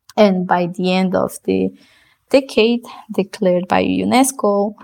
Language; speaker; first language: English; non-native, fluent; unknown